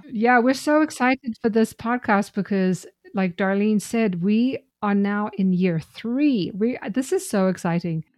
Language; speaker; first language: English; native; English